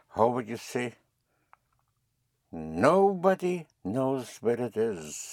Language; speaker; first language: English; non-native, fluent; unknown